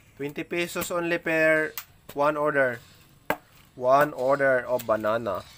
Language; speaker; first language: Filipino; non-native, local second language; Aklanon